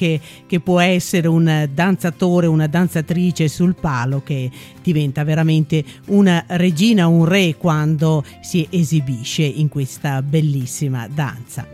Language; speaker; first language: Italian; native; Italian